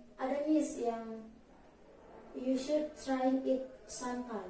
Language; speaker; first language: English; non-native, learner; Indonesian